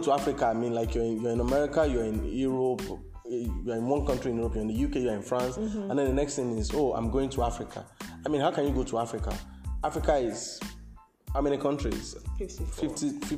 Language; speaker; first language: English; non-native, local second language; Yoruba